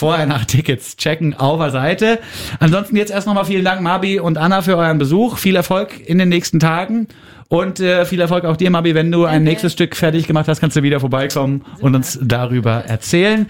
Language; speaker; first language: German; native; German